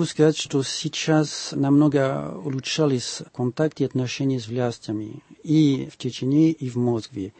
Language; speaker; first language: Russian; non-native, fluent; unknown